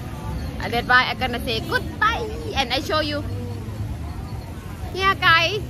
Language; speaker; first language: English; non-native, learner; Thai